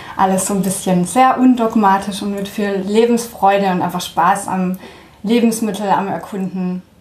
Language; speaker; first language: German; early bilingual, heritage; German